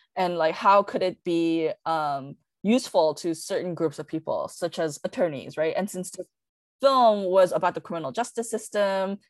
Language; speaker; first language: English; native; English